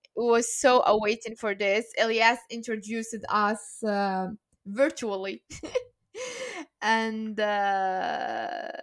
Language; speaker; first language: English; non-native, fluent; Arabic